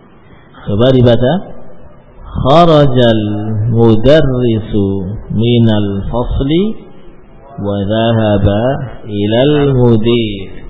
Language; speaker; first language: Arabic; non-native, fluent; Indonesian